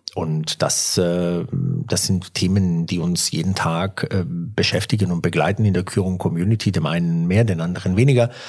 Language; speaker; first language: German; early bilingual, other home language; Italian